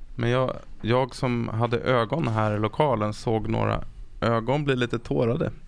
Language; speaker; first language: Swedish; native; Swedish